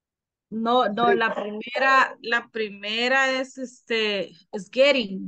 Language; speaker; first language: Spanish; native; Spanish